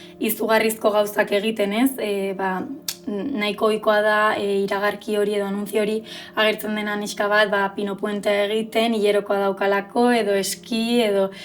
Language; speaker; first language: Basque; native; Basque